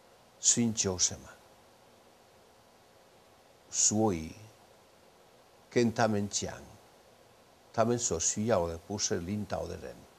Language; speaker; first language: Chinese; non-native, fluent; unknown